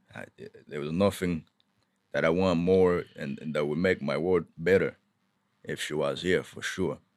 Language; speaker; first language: English; non-native, local second language; Kinyarwanda